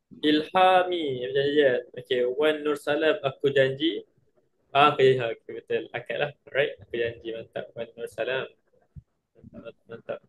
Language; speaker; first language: Malay; native; Malay